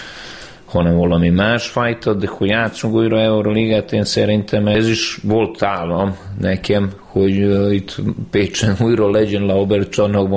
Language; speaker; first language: Hungarian; non-native, fluent; Serbian